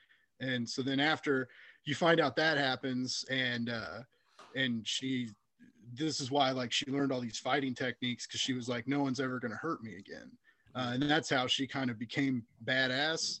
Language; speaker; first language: English; native; English